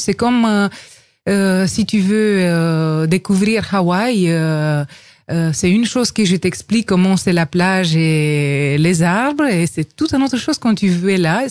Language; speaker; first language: French; non-native, fluent; Romanian